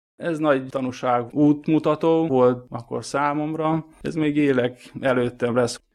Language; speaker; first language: Hungarian; native; Hungarian